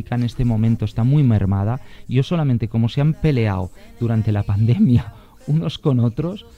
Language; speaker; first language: Spanish; native; Spanish